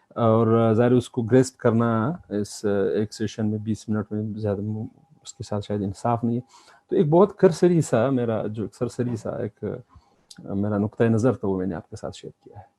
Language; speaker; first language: Urdu; non-native, local second language; Pashto